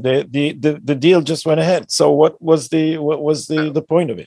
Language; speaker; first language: English; non-native, fluent; Hebrew